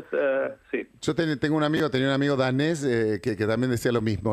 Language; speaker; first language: Spanish; native; Spanish